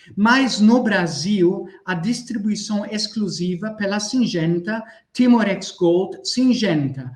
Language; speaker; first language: Portuguese; non-native, fluent; German